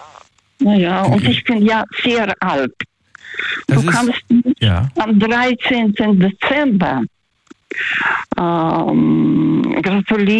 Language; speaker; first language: German; early bilingual, other home language; Russian